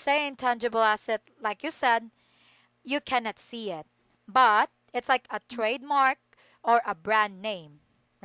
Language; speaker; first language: English; non-native, fluent; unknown